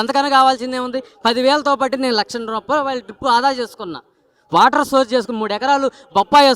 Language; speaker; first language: Telugu; native; Telugu